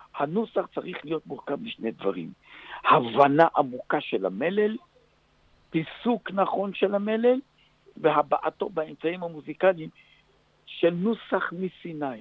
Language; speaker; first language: Hebrew; native; Hebrew